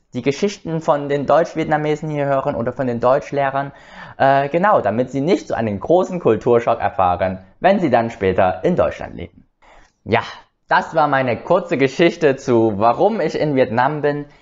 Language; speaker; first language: German; early bilingual, other home language; Vietnamese